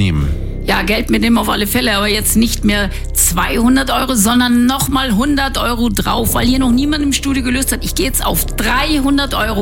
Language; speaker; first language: German; native; German